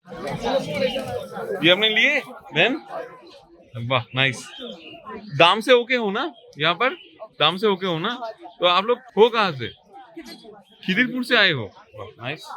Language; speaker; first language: Hindi; non-native, local second language; Bangla